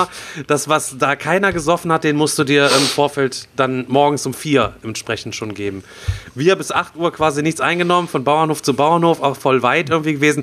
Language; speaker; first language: German; native; German